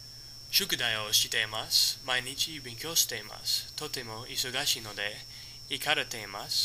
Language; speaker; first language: Japanese; non-native, learner; English